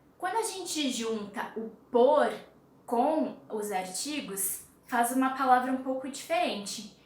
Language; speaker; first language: Portuguese; native; Portuguese